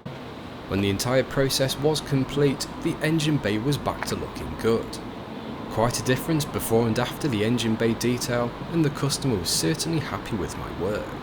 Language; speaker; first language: English; native; English